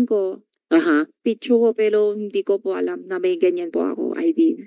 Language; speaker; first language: Filipino; non-native, learner; Chinese